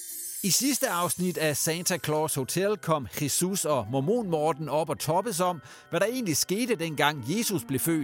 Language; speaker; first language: Danish; native; Danish